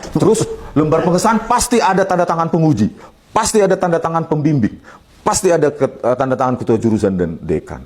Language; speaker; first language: Indonesian; native; Indonesian